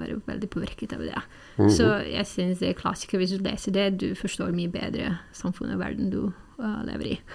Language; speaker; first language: Norwegian; non-native, fluent; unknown